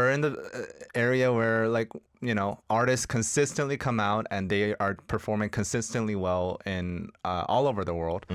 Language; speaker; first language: English; early bilingual, other home language; Korean